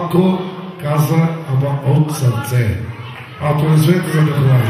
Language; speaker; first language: Bulgarian; non-native, local second language; Turkish